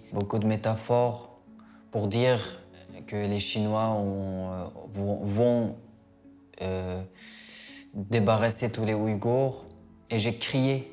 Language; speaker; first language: French; non-native, fluent; Uyghur